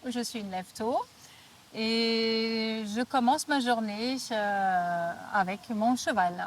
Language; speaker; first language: French; non-native, fluent; German